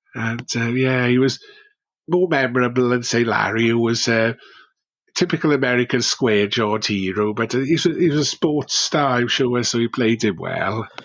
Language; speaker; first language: English; native; English